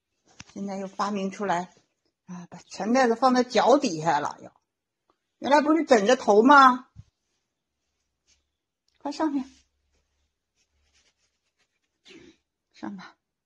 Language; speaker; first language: Chinese; native; Chinese